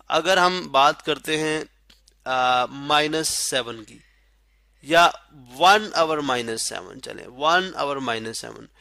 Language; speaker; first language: Urdu; non-native, local second language; Pashto